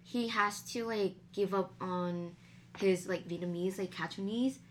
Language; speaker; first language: English; non-native, fluent; Vietnamese